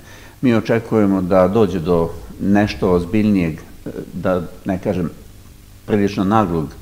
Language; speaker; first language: Serbian; native; Serbian